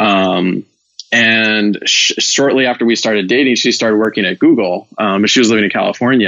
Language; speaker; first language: English; native; English